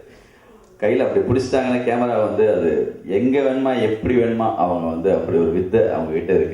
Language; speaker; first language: Tamil; native; Tamil